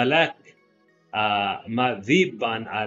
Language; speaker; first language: Arabic; non-native, learner; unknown